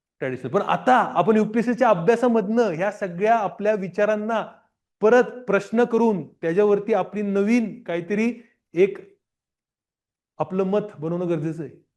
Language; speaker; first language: Marathi; non-native, local second language; Gujarati